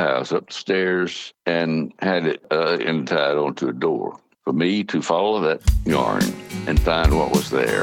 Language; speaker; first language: English; native; English